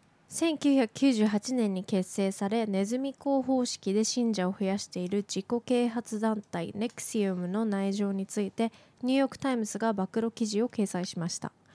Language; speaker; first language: Japanese; native; Japanese